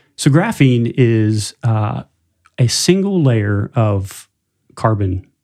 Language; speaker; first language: English; native; English